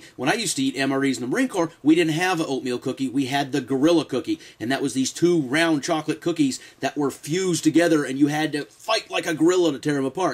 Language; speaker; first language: English; native; English